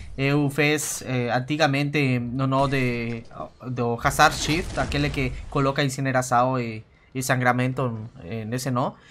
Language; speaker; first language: Portuguese; non-native, fluent; Spanish